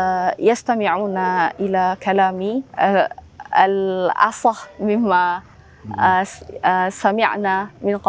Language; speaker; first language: Arabic; non-native, fluent; Indonesian